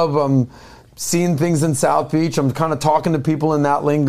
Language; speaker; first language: English; native; English